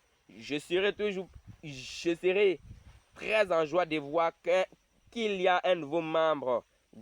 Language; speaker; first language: French; non-native, local second language; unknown